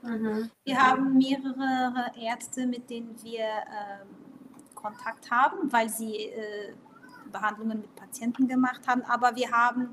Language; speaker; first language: German; non-native, local second language; Portuguese